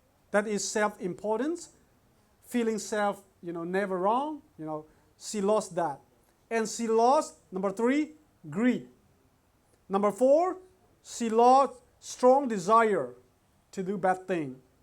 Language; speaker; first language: English; non-native, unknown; Burmese